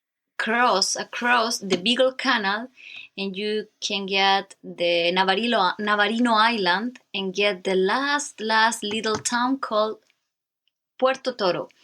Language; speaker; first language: English; non-native, learner; Spanish